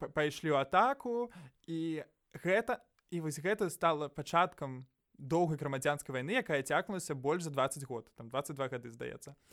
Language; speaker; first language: Belarusian; native; Belarusian